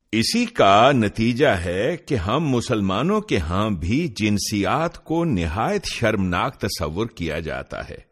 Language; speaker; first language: Urdu; non-native, local second language; Punjabi